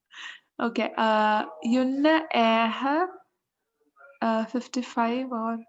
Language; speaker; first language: French; non-native, learner; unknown